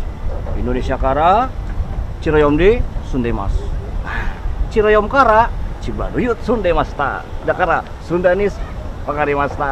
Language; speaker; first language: Japanese; non-native, learner; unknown